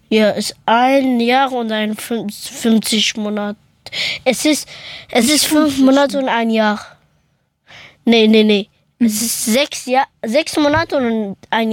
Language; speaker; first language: German; early bilingual, other home language; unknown